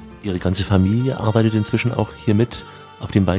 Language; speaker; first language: German; native; German